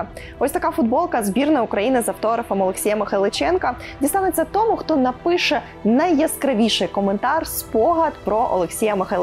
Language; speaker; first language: Ukrainian; native; Ukrainian